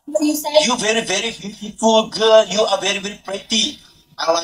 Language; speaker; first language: English; non-native, learner; Malay